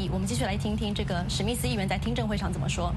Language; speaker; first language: Chinese; native; Chinese